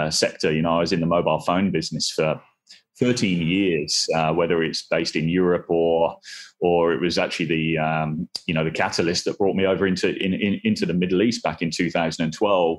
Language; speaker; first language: English; native; English